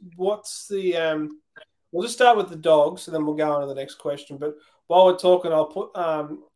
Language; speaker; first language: English; native; English